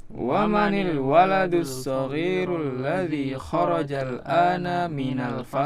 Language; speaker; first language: Arabic; non-native, learner; Indonesian